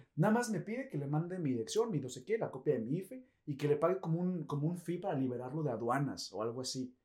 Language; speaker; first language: Spanish; native; Spanish